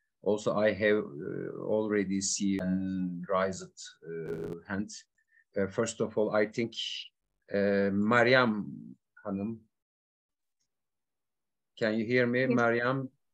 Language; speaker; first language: English; non-native, learner; Turkish